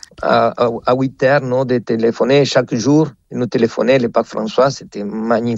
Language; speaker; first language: French; non-native, fluent; Spanish